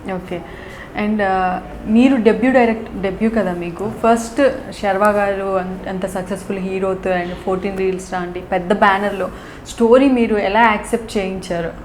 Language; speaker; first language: Telugu; native; Telugu